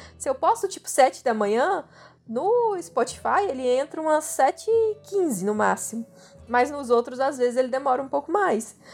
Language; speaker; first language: Portuguese; native; Portuguese